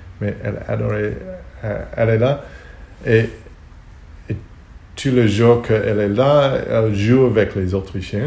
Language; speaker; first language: French; non-native, learner; Hebrew